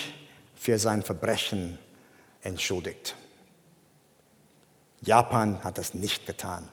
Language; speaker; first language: German; non-native, fluent; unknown